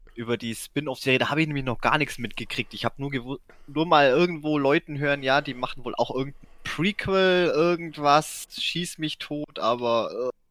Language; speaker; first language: German; native; German